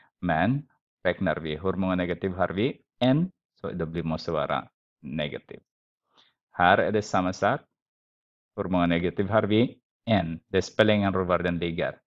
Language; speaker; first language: Swedish; non-native, fluent; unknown